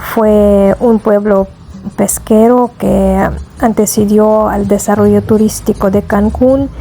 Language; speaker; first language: Spanish; non-native, fluent; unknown